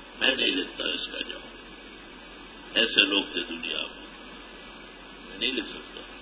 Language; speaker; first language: Urdu; non-native, local second language; Pashto